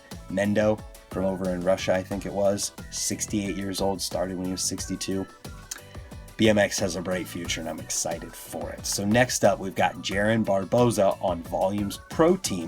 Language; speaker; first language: English; native; English